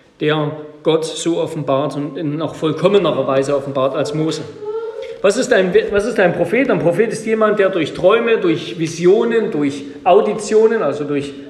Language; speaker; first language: German; native; German